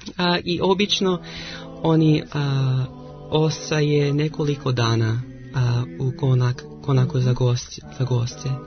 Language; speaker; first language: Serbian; non-native, learner; English